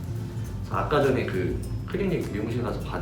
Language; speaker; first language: Korean; native; Korean